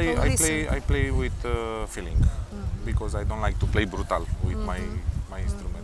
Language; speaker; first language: English; non-native, learner; Romanian